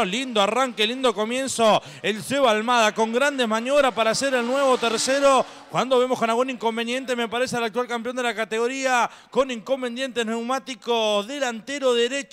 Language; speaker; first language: Spanish; native; Spanish